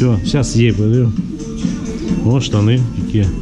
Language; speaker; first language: Russian; native; Russian